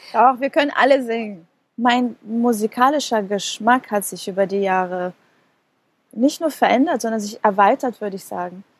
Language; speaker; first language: German; non-native, fluent; Portuguese